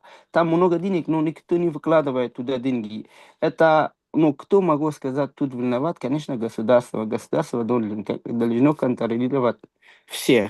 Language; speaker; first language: Russian; non-native, fluent; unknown